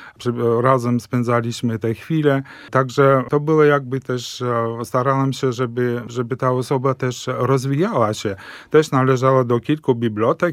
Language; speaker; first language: Polish; non-native, fluent; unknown